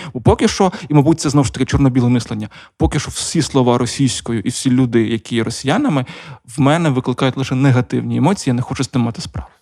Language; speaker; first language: Ukrainian; non-native, local second language; Russian